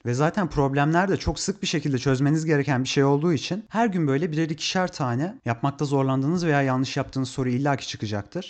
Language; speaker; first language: Turkish; native; Turkish